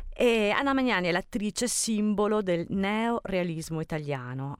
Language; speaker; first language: Italian; native; Italian